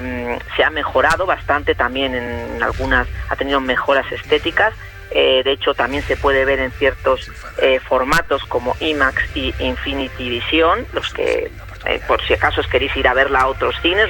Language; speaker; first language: Spanish; native; Spanish